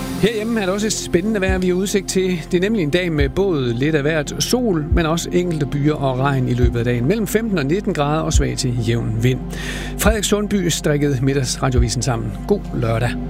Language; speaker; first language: Danish; native; Danish